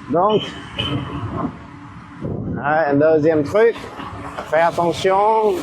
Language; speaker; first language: French; non-native, fluent; Vietnamese